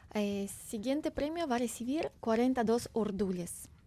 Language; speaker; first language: Spanish; non-native, fluent; Ukrainian